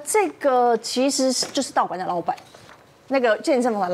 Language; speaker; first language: Chinese; native; Chinese